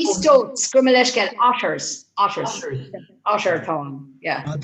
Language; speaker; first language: Irish; non-native, learner; English